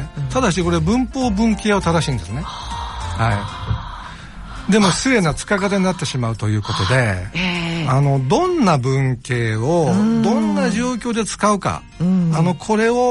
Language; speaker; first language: Japanese; native; Japanese